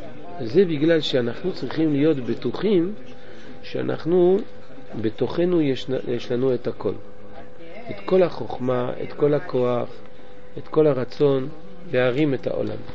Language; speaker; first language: Hebrew; non-native, fluent; French